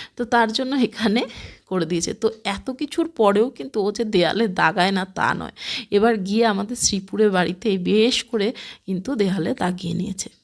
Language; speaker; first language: Bangla; native; Bangla